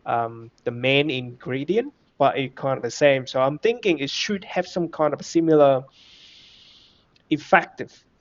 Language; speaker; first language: English; non-native, fluent; Vietnamese